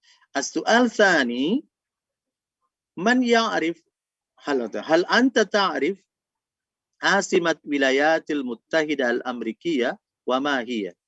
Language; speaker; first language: Arabic; non-native, fluent; Indonesian